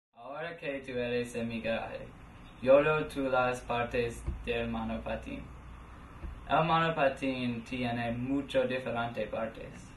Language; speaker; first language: Spanish; non-native, learner; English